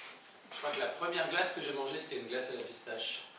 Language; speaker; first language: French; native; French